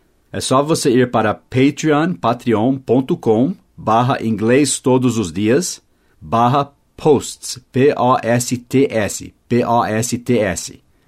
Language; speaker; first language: Portuguese; non-native, fluent; English